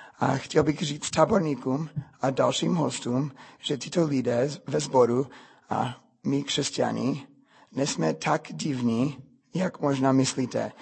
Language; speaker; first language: Czech; non-native, fluent; English